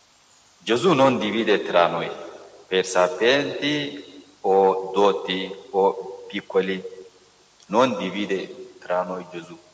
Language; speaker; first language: Italian; non-native, learner; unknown